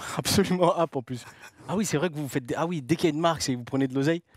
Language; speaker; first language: French; native; French